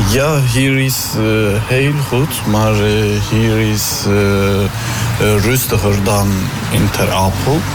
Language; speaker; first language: Dutch; non-native, learner; Turkish